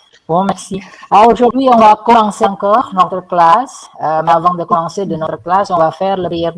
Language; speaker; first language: French; non-native, fluent; Indonesian